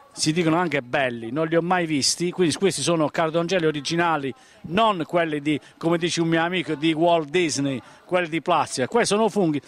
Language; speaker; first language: Italian; native; Italian